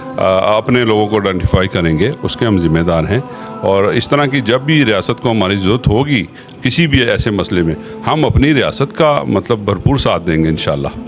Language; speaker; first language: Urdu; non-native, local second language; Pashto